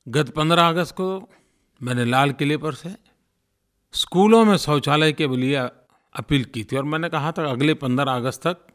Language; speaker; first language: Hindi; non-native, local second language; Gujarati